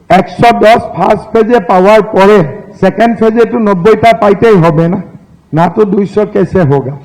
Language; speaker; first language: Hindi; non-native, local second language; Assamese